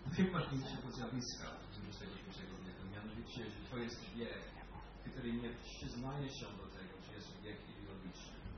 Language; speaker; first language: Polish; non-native, fluent; English